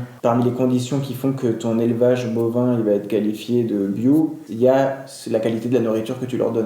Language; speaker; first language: French; native; French